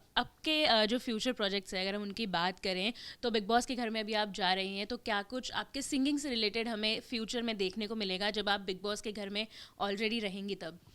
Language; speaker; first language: Hindi; native; Hindi